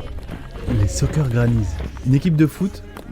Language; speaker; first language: French; native; French